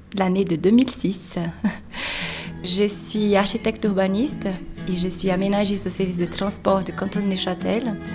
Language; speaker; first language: French; non-native, fluent; Portuguese